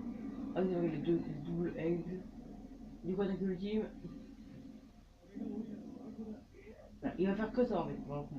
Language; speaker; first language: French; native; French